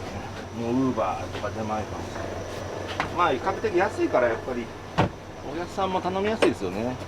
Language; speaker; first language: Japanese; native; Japanese